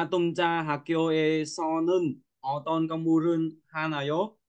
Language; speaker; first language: Korean; non-native, learner; Vietnamese